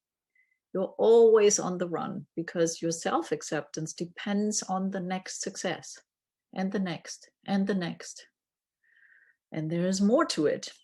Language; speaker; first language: English; non-native, fluent; German